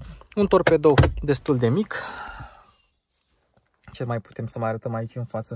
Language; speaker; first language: Romanian; native; Romanian